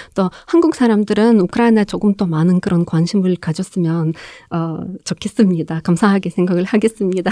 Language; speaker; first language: Korean; non-native, fluent; Ukrainian